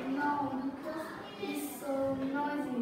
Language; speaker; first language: English; non-native, learner; Vietnamese